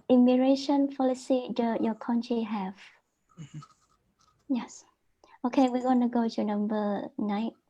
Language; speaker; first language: English; non-native, learner; Vietnamese